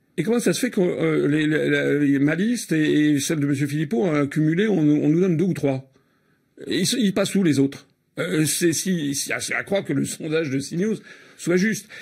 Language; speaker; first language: French; native; French